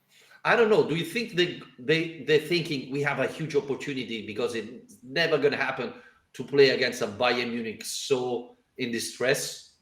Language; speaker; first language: English; non-native, fluent; Italian